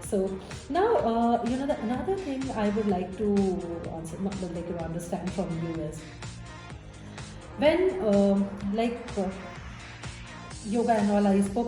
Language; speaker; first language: English; non-native, local second language; Hindi